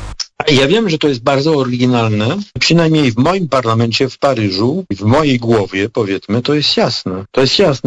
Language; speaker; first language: Polish; non-native, fluent; French